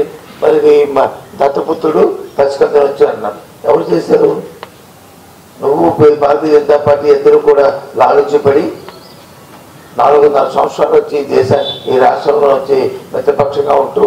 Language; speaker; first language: Telugu; native; Telugu